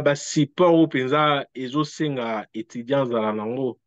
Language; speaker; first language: French; non-native, local second language; Lingala